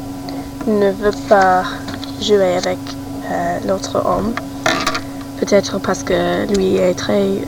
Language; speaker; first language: French; non-native, learner; English